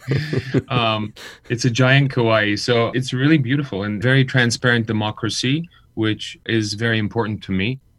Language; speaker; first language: English; early bilingual, other home language; Armenian